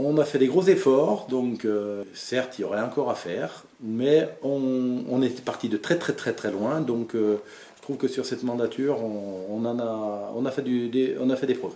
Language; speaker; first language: French; native; French